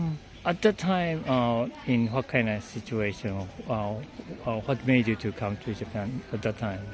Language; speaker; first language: English; non-native, fluent; Japanese